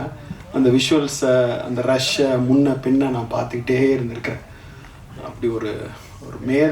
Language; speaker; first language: Tamil; native; Tamil